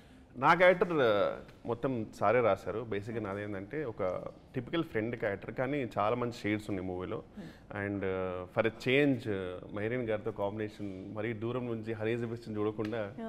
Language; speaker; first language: Telugu; native; Telugu